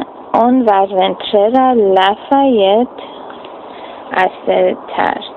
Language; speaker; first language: French; non-native, learner; English